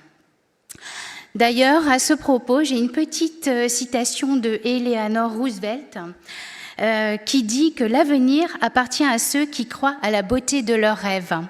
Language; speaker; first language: French; native; French